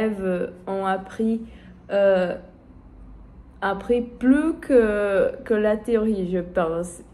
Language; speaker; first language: French; non-native, learner; Portuguese